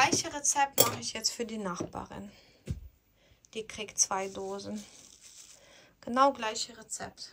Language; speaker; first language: German; non-native, fluent; Ukrainian